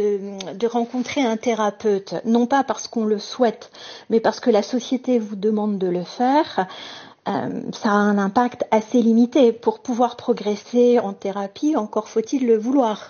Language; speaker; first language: French; native; French